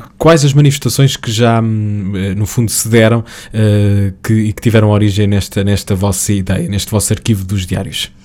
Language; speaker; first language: Portuguese; native; Portuguese